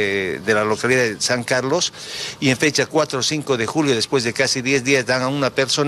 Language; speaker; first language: Spanish; native; Spanish